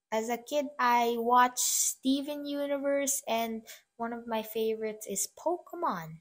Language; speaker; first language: English; non-native, local second language; Filipino